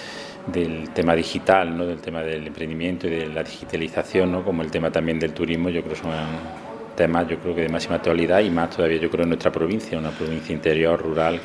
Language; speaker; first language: Spanish; native; Spanish